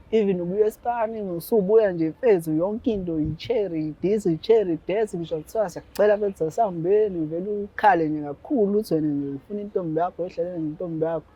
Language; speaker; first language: Zulu; native; Zulu